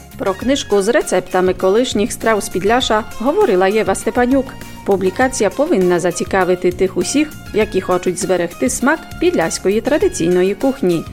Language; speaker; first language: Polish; non-native, local second language; Ukrainian